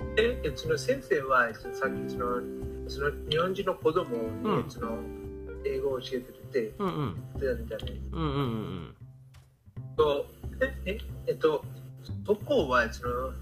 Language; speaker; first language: Japanese; non-native, fluent; Bangla